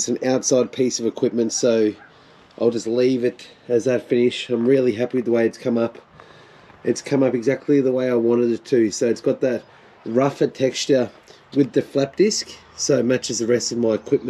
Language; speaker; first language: English; native; English